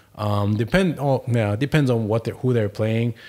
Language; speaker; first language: English; non-native, fluent; German